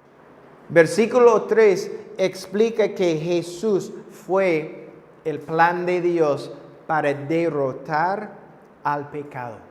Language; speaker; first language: Spanish; non-native, fluent; English